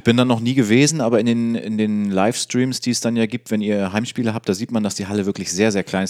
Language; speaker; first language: German; native; German